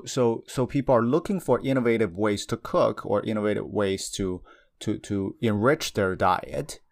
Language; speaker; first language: English; non-native, fluent; Chinese